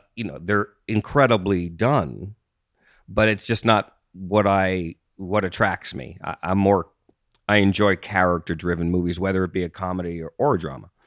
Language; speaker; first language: English; native; English